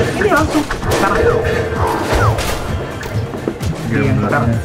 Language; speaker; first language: Indonesian; native; Indonesian